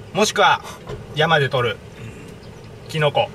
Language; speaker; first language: Japanese; native; Japanese